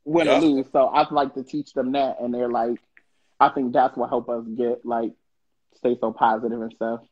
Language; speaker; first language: English; native; English